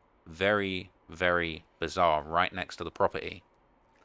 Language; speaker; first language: English; native; English